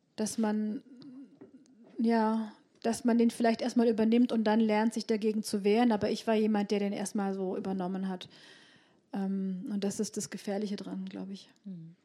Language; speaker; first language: German; early bilingual, other home language; Turkish